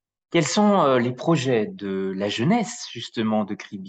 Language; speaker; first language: French; native; French